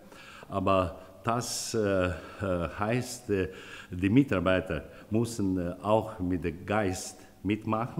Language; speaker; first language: German; non-native, learner; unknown